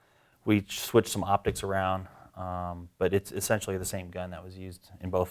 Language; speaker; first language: English; native; English